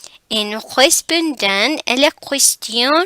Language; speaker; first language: French; non-native, learner; Spanish